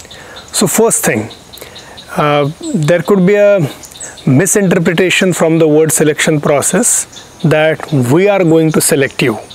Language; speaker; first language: English; non-native, local second language; Marathi